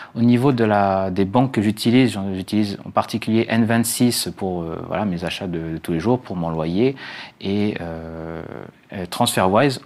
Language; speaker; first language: French; native; French